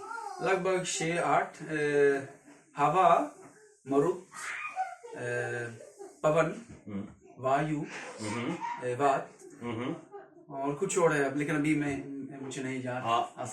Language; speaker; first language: Hindi; non-native, learner; Swedish